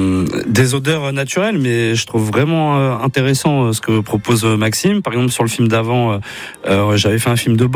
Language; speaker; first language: French; native; French